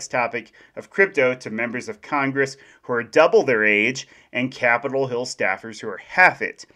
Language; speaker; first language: English; native; English